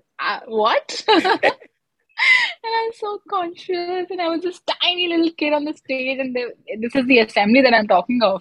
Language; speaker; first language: English; non-native, local second language; Hindi